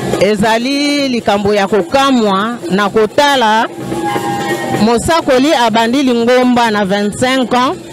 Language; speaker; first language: Lingala; native; Lingala